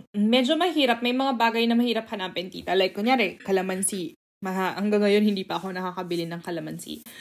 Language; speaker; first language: Filipino; native; Filipino